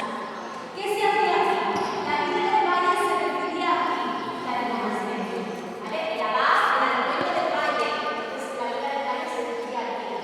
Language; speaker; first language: Spanish; native; Spanish